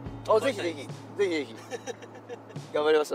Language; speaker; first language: Japanese; native; Japanese